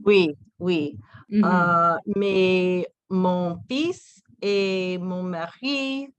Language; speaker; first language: French; non-native, learner; English